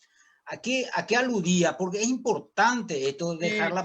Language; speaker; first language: Spanish; native; Spanish